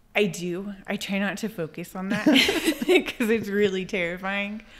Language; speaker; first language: English; native; English